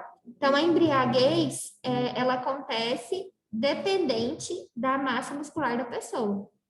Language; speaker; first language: Portuguese; native; Portuguese